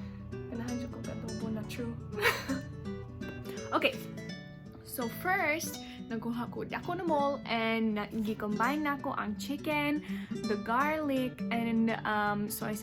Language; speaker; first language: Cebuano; non-native, local second language; English